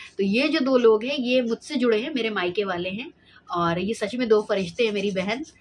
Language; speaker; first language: Hindi; native; Hindi